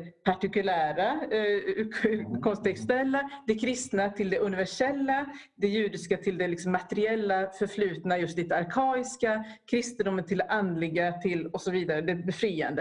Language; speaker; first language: Swedish; native; Swedish